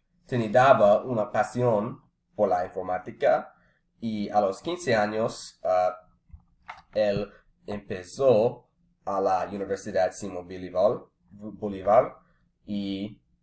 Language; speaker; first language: Spanish; non-native, learner; English